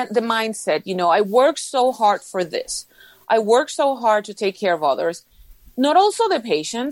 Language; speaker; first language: English; non-native, fluent; Spanish